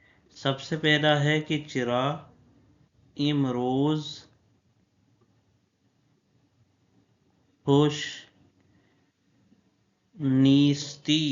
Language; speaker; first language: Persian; non-native, fluent; Urdu